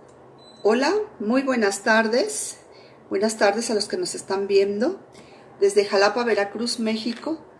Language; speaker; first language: Spanish; native; Spanish